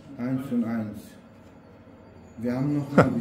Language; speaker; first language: German; non-native, learner; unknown